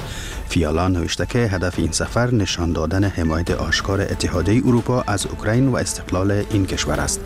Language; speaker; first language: Persian; native; Persian